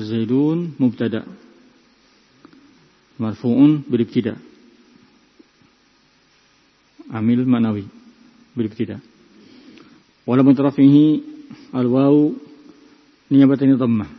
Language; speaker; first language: Arabic; non-native, fluent; Indonesian